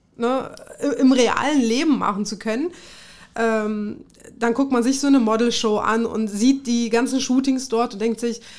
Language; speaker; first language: German; early bilingual, other home language; Russian